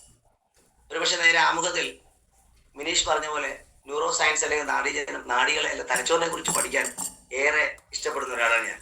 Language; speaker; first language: Malayalam; native; Malayalam